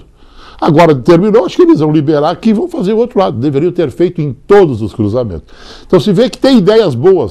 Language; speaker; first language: Portuguese; native; Portuguese